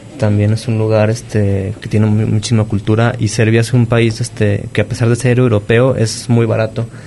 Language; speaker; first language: Spanish; native; Spanish